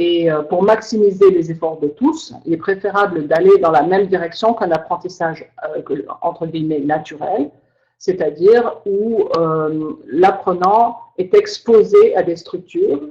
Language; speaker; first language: French; native; French